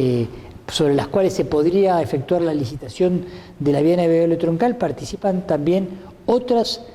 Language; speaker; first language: Spanish; native; Spanish